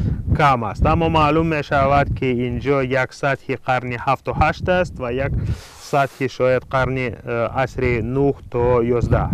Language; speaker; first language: Persian; non-native, fluent; Russian